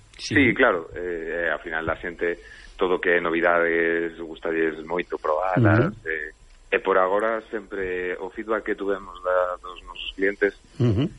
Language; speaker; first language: Galician; native; Galician